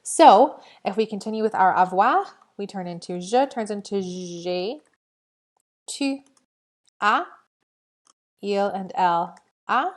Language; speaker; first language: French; non-native, fluent; English